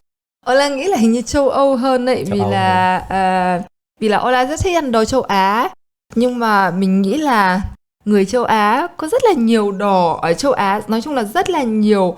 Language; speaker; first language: Vietnamese; early bilingual, heritage; Polish